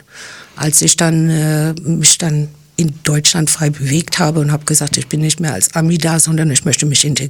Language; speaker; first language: German; non-native, fluent; English